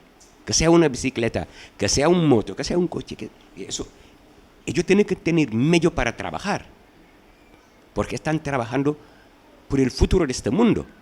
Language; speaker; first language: Spanish; non-native, fluent; Wolof